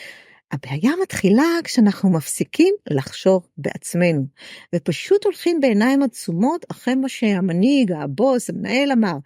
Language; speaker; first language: Hebrew; native; Hebrew